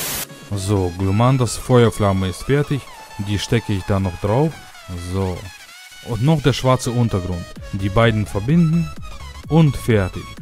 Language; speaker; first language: German; native; German